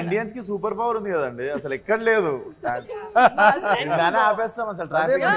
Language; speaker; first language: Telugu; native; Telugu